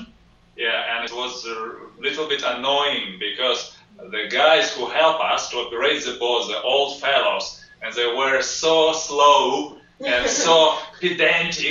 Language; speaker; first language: English; non-native, fluent; Russian